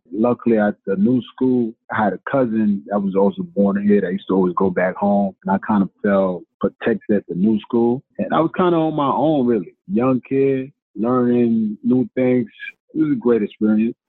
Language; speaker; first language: English; non-native, fluent; Spanish